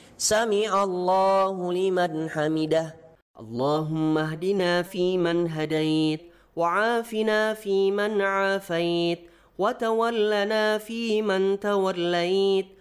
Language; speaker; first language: Arabic; non-native, fluent; Indonesian